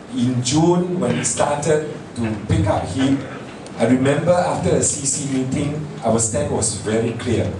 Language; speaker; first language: English; non-native, local second language; Min Nan Chinese